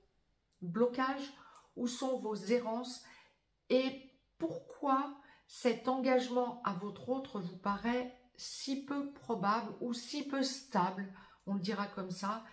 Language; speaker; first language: French; native; French